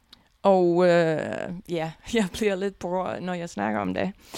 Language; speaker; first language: Danish; non-native, fluent; English